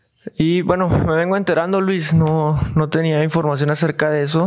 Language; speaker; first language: Spanish; native; Spanish